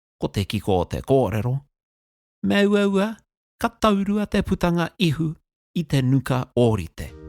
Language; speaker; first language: Māori; non-native, local second language; English